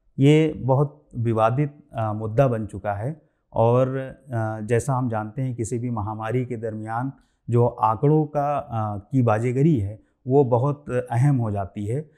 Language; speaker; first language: Hindi; native; Hindi